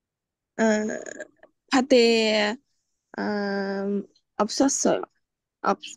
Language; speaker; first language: Korean; non-native, learner; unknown